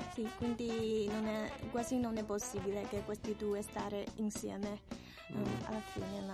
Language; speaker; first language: Italian; non-native, learner; Chinese